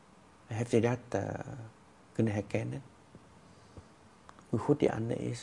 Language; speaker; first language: Dutch; non-native, fluent; Vietnamese